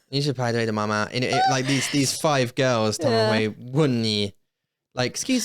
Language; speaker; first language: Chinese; non-native, learner; English